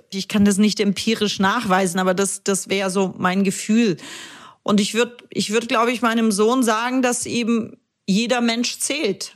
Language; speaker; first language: German; early bilingual, other home language; Russian